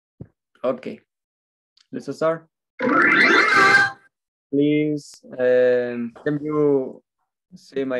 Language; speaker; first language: English; non-native, learner; Spanish